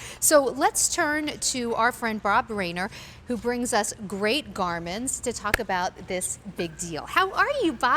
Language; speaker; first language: English; native; English